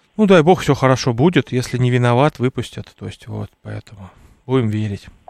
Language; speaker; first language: Russian; native; Russian